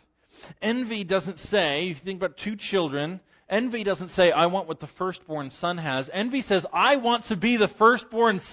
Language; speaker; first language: English; native; English